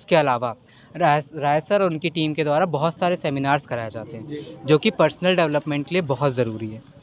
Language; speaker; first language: Hindi; native; Hindi